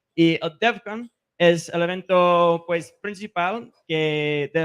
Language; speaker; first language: Spanish; non-native, fluent; English